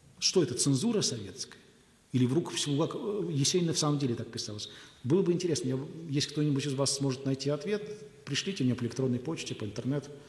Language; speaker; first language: Russian; native; Russian